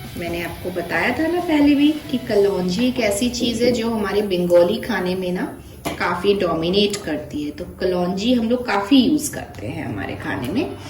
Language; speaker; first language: Hindi; non-native, local second language; Bangla